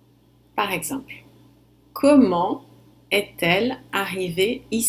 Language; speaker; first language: French; non-native, fluent; Portuguese